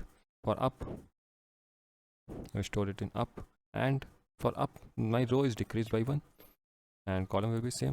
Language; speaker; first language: English; non-native, local second language; Hindi